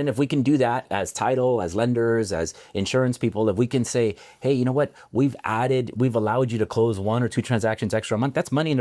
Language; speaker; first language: English; native; English